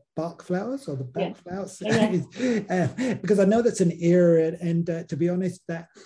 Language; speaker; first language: English; native; English